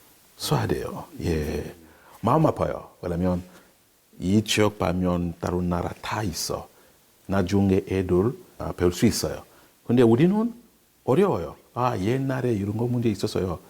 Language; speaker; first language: Korean; non-native, learner; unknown